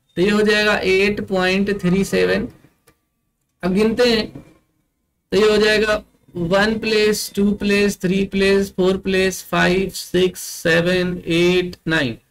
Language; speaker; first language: Hindi; native; Hindi